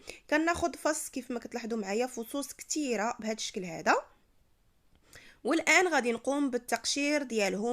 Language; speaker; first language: Arabic; native; Arabic